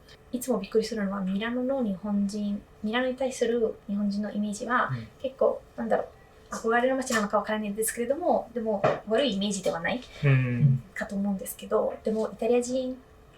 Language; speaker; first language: Japanese; non-native, fluent; Italian